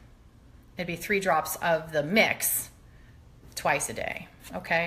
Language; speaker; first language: English; native; English